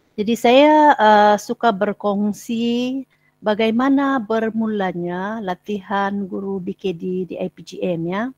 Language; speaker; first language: Malay; non-native, local second language; Central Dusun